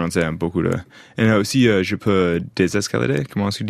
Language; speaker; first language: French; non-native, fluent; English